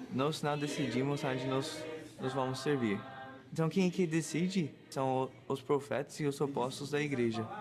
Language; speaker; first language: Portuguese; non-native, fluent; English